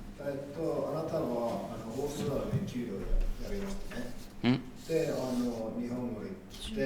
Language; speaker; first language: Japanese; non-native, learner; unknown